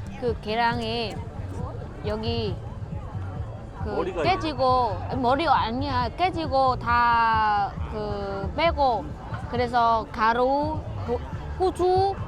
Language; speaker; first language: Korean; non-native, learner; Vietnamese